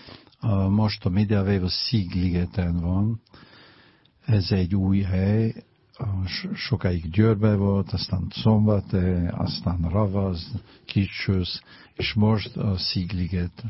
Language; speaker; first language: Hungarian; non-native, fluent; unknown